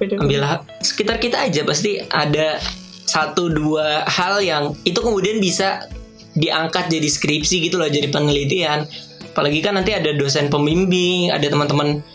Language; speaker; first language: Indonesian; native; Indonesian